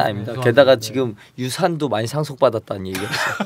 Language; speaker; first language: Korean; native; Korean